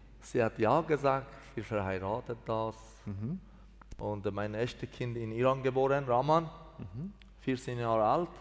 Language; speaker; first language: German; non-native, learner; Persian